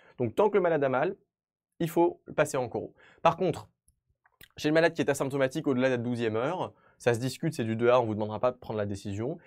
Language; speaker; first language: French; native; French